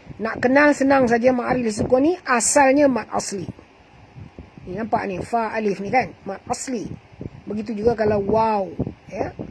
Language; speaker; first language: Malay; native; Malay